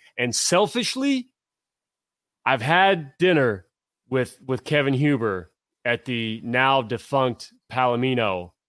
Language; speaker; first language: English; native; English